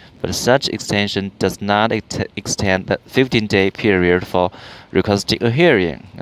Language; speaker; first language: English; non-native, fluent; Chinese